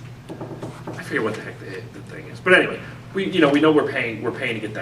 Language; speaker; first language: English; native; English